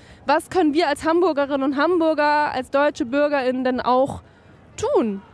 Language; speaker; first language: German; native; German